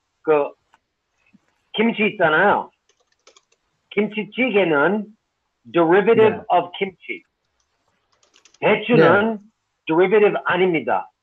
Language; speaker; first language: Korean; non-native, fluent; English